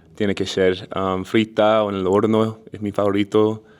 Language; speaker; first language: Spanish; non-native, fluent; English